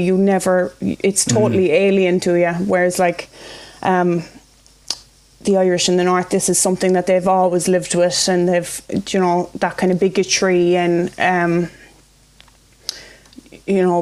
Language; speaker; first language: English; native; English